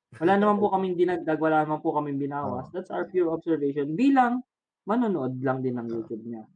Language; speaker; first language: Filipino; native; Filipino